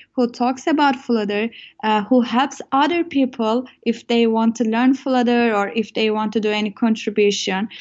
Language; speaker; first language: English; non-native, fluent; Turkish